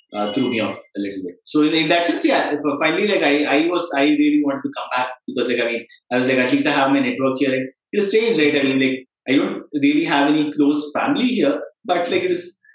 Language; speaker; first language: English; non-native, local second language; Kannada